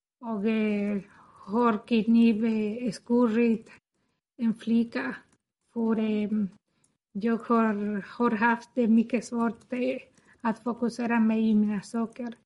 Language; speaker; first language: Swedish; non-native, learner; Spanish